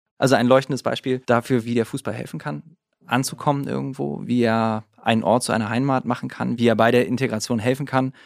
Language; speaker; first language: German; native; German